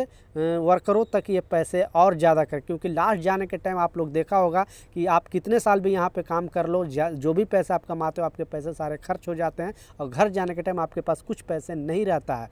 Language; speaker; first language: Hindi; native; Hindi